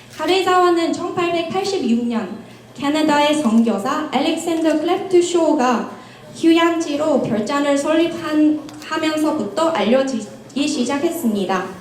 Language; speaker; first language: Korean; non-native, fluent; Japanese